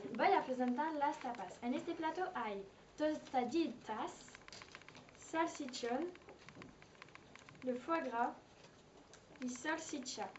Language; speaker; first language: Spanish; non-native, learner; French